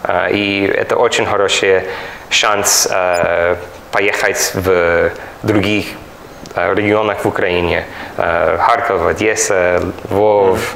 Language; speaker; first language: Russian; non-native, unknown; English